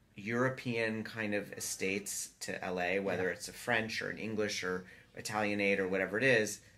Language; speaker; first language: English; native; English